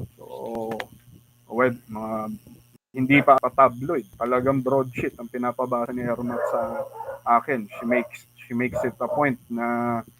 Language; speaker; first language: Filipino; native; Filipino